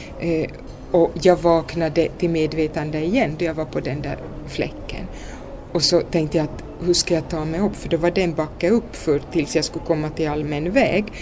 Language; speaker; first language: Swedish; native; Swedish